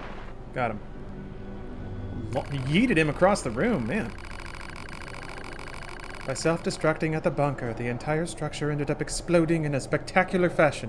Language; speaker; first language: English; native; English